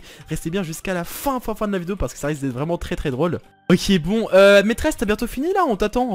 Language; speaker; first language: French; native; French